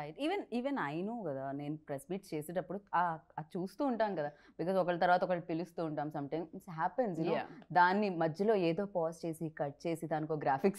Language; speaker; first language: Telugu; native; Telugu